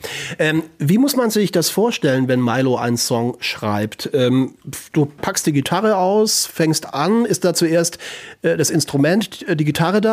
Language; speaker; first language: German; native; German